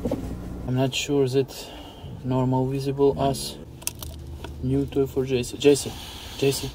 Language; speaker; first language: English; non-native, learner; Russian